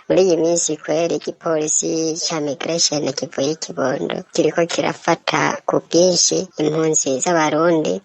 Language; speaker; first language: Rundi; native; Rundi